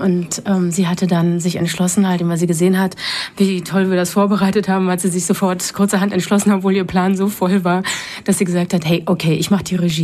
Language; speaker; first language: German; native; German